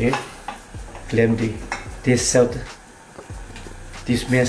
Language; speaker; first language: Danish; non-native, fluent; Chinese